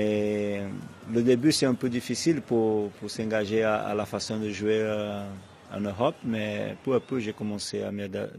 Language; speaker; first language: French; non-native, fluent; Portuguese